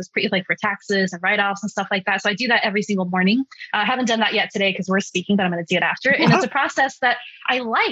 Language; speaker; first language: English; early bilingual, other home language; Chinese